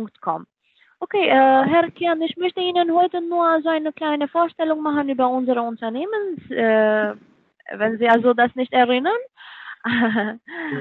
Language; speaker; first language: German; non-native, fluent; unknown